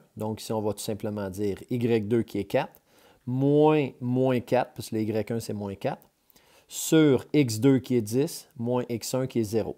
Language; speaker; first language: French; native; French